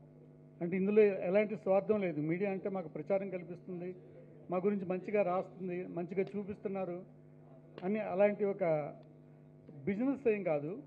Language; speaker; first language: Telugu; native; Telugu